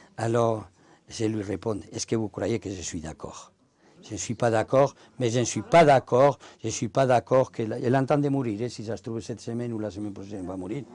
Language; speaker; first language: French; non-native, fluent; Spanish